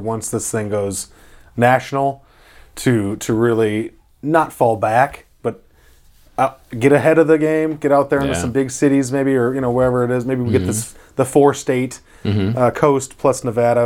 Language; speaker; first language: English; native; English